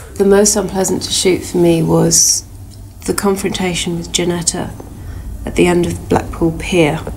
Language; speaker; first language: English; native; English